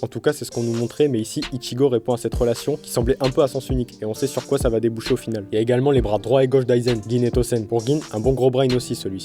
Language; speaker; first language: French; native; French